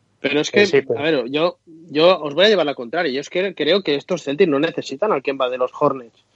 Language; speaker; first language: Spanish; native; Spanish